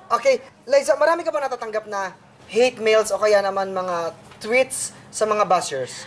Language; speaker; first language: Filipino; native; Filipino